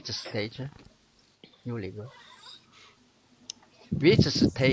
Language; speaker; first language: English; non-native, learner; Chinese